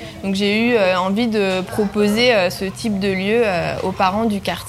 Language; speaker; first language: French; native; French